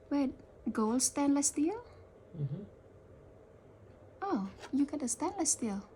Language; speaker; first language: English; early bilingual, heritage; Khmer